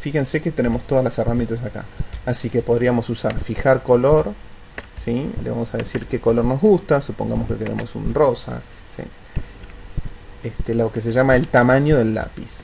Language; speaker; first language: Spanish; native; Spanish